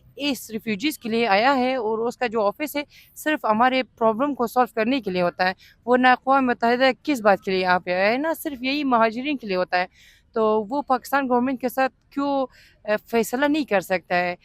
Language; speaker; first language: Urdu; non-native, fluent; Persian